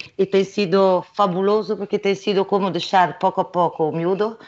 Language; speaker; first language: Portuguese; non-native, fluent; Italian